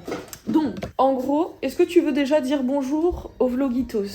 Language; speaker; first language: French; native; French